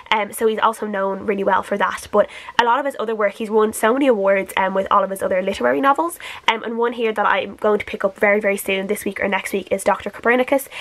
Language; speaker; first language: English; native; English